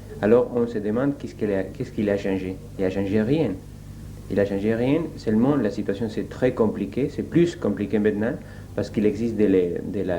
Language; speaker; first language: French; non-native, learner; Spanish